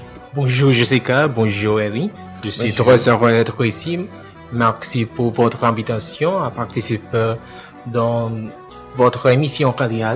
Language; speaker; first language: French; non-native, fluent; Spanish